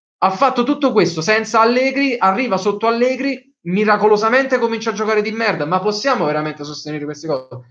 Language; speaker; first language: Italian; native; Italian